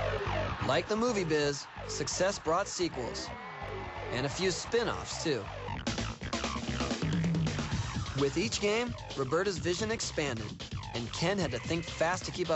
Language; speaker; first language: English; native; English